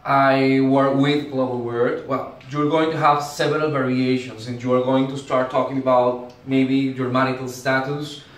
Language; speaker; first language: English; non-native, fluent; Spanish